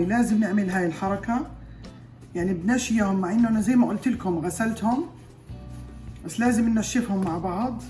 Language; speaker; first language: Arabic; native; Arabic